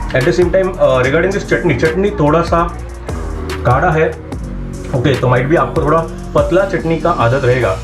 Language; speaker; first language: Hindi; non-native, local second language; Marathi